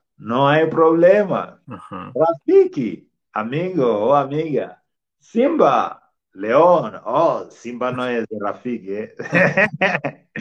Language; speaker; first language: Spanish; non-native, fluent; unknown